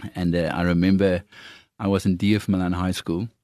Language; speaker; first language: English; non-native, local second language; Afrikaans